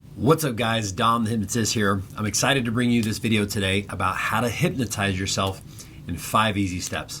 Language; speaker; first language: English; native; English